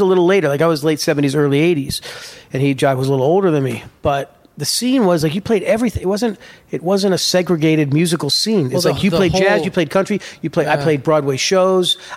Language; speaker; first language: English; native; English